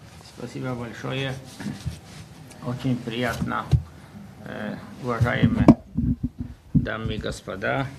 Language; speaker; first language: Russian; non-native, fluent; Polish